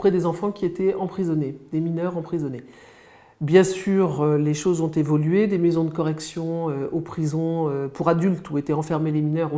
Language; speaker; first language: French; native; French